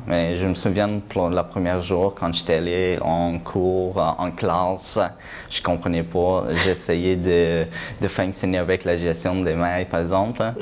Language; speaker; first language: French; non-native, fluent; Persian